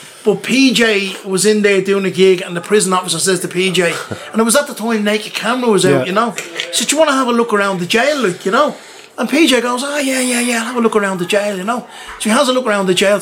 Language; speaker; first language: English; native; English